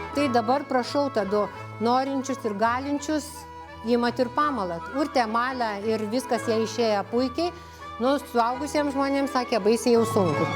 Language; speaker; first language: Lithuanian; native; Lithuanian